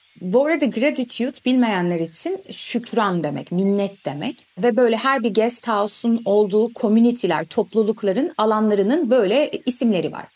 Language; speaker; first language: Turkish; native; Turkish